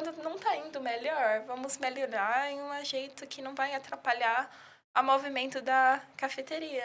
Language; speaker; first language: Portuguese; early bilingual, heritage; English